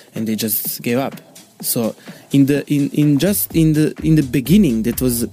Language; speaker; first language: English; non-native, learner; Bosnian